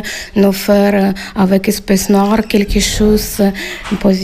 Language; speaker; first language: French; non-native, learner; Ukrainian